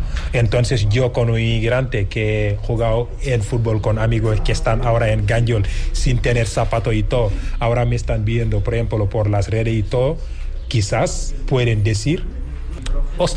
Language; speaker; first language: Spanish; non-native, fluent; Wolof